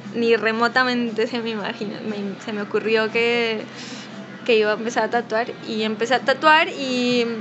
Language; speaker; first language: Spanish; native; Spanish